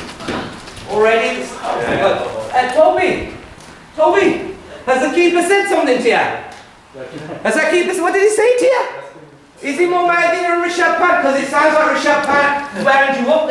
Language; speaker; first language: English; native; English